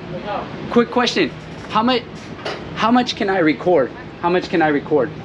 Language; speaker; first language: English; native; English